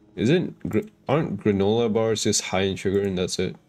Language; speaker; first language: English; non-native, local second language; Malay